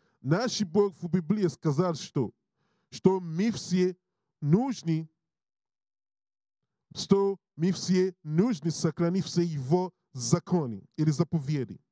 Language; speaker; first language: Russian; non-native, learner; English